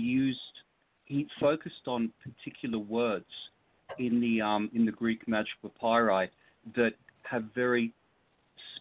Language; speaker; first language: English; native; English